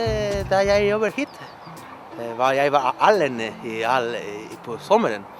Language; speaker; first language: Norwegian; non-native, learner; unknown